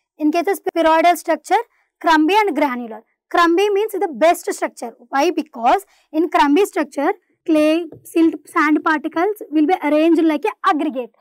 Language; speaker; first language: English; non-native, local second language; Telugu